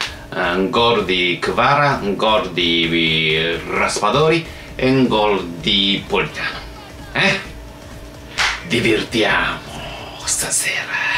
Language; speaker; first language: Italian; non-native, learner; Japanese